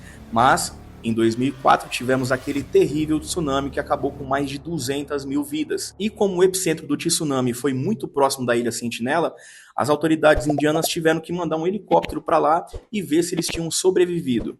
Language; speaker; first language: Portuguese; native; Portuguese